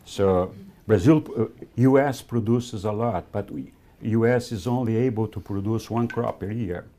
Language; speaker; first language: English; non-native, fluent; Spanish